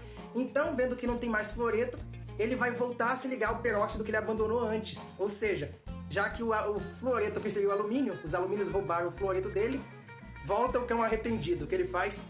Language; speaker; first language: Portuguese; native; Portuguese